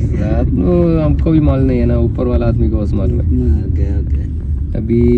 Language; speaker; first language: Hindi; non-native, local second language; Malayalam